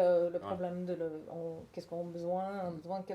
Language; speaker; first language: French; non-native, learner; English